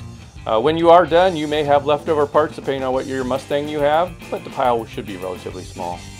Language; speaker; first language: English; native; English